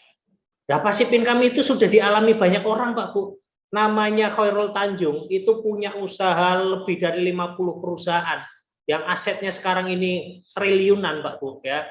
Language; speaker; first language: Indonesian; non-native, local second language; Javanese